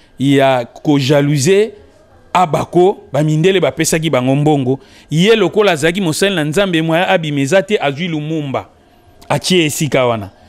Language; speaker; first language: Lingala; non-native, local second language; Kongo